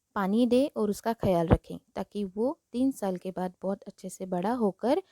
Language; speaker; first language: Hindi; non-native, local second language; Marathi